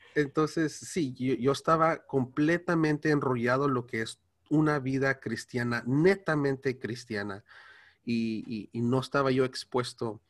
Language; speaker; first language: Spanish; early bilingual, heritage; Spanish